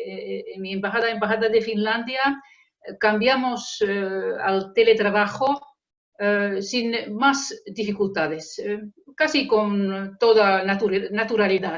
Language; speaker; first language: Spanish; non-native, fluent; Finnish